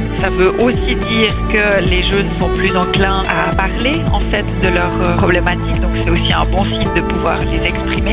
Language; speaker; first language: French; native; French